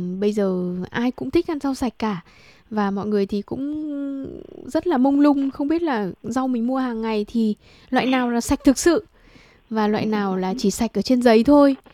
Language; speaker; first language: Vietnamese; native; Vietnamese